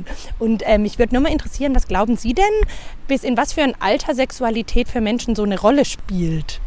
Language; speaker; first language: German; native; German